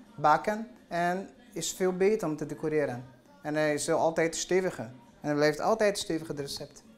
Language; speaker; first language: Dutch; non-native, learner; Portuguese